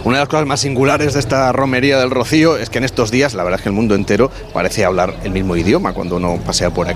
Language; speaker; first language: Spanish; native; Spanish